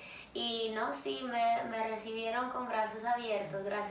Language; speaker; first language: Spanish; early bilingual, heritage; English